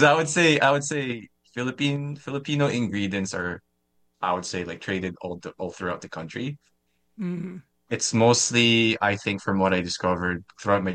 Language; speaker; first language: English; non-native, local second language; Filipino